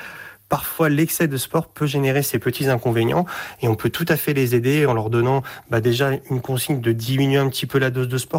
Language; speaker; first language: French; native; French